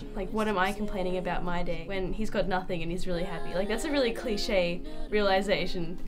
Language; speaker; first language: English; native; English